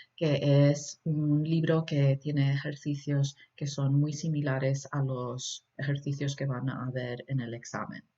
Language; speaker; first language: Spanish; early bilingual, heritage; Spanish